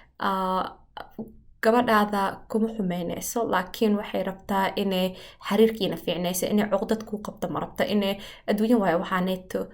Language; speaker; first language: Somali; early bilingual, heritage; Somali